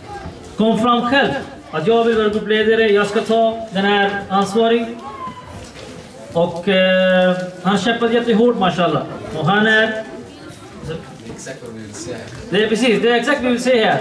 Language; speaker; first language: Swedish; non-native, learner; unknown